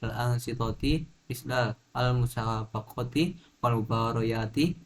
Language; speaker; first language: Arabic; non-native, learner; Indonesian